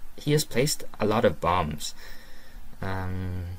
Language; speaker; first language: English; native; English